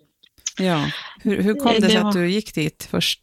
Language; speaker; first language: Swedish; native; Swedish